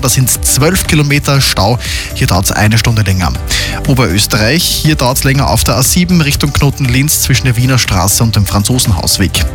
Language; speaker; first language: German; native; German